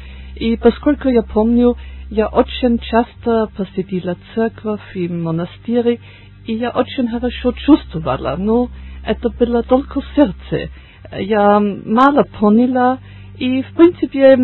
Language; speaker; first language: Russian; non-native, learner; German